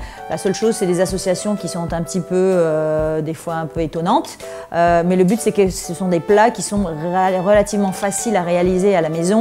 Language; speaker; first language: French; native; French